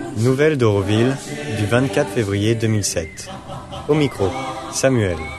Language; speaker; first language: French; native; French